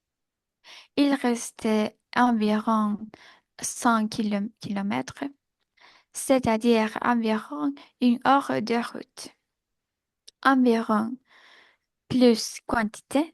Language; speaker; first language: French; non-native, learner; Spanish